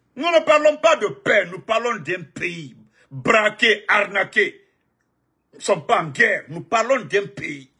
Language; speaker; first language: French; non-native, local second language; Fula